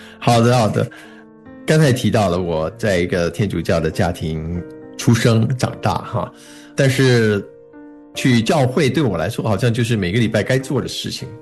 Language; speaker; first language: Chinese; native; Chinese